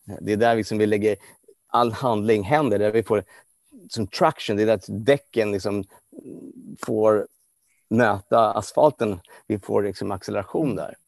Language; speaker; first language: Swedish; non-native, fluent; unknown